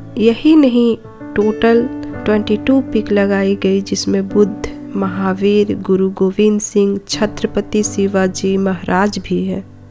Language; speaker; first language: Hindi; native; Hindi